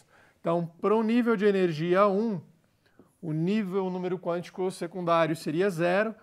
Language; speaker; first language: Portuguese; native; Portuguese